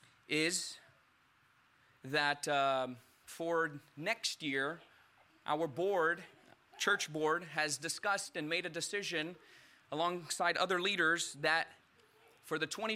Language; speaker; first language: English; early bilingual, other home language; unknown